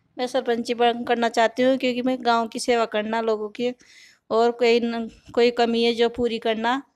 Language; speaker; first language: Hindi; native; Hindi